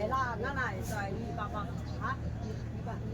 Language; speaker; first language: Cantonese; native; Cantonese